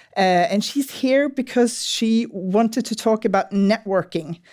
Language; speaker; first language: English; non-native, fluent; Norwegian